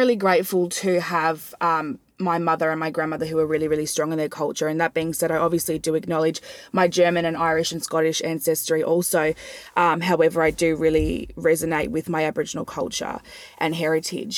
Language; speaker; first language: English; native; English